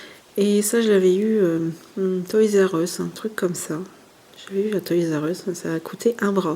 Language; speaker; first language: French; native; French